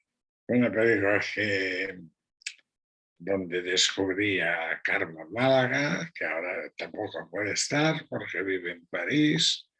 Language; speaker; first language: Spanish; non-native, local second language; Catalan